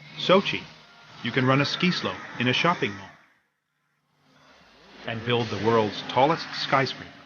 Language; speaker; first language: English; native; English